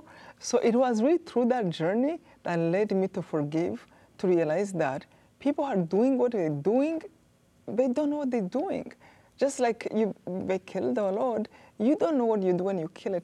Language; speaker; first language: English; non-native, local second language; Kinyarwanda